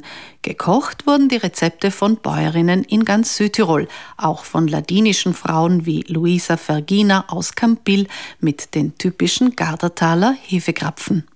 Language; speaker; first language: German; native; German